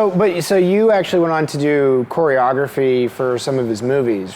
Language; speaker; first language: English; native; English